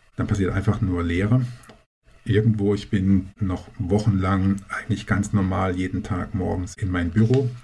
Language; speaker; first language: German; native; German